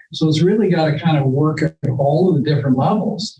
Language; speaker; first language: English; native; English